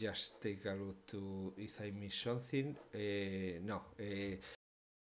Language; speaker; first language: English; non-native, fluent; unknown